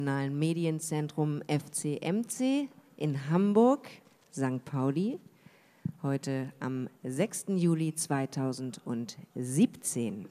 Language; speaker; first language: German; native; German